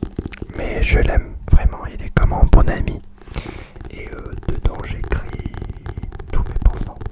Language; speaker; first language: French; non-native, fluent; English